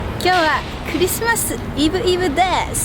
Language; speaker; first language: Japanese; native; Japanese